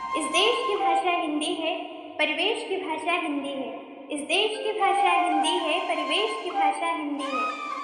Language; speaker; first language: Hindi; native; Hindi